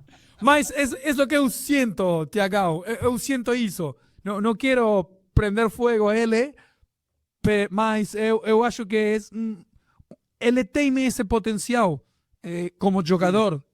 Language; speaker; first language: Portuguese; non-native, fluent; Spanish